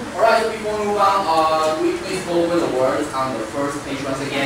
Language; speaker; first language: English; non-native, fluent; Chinese